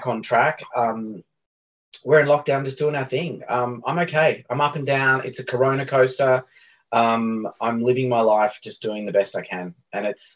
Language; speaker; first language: English; native; English